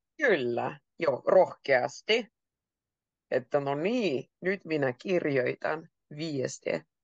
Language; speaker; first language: Finnish; native; Finnish